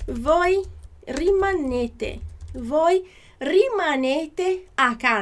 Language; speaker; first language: Italian; non-native, fluent; Portuguese